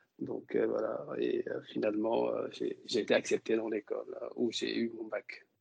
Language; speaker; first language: French; non-native, local second language; Wolof